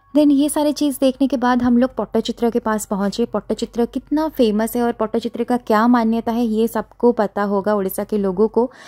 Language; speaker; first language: Hindi; non-native, local second language; Odia